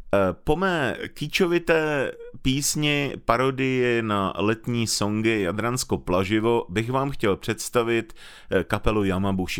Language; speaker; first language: Czech; native; Czech